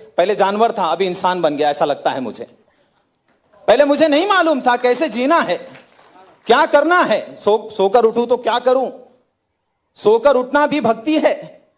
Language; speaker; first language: Hindi; native; Hindi